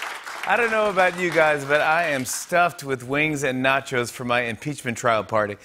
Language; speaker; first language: English; native; English